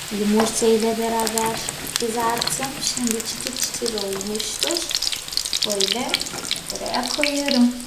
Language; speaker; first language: Turkish; non-native, fluent; Portuguese